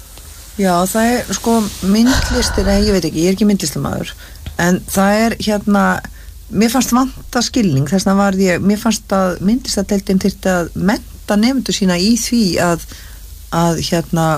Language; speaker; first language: Icelandic; native; Icelandic